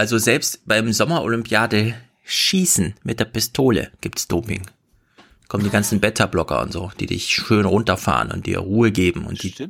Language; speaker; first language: German; native; German